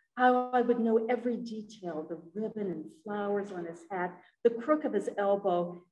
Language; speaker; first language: English; native; English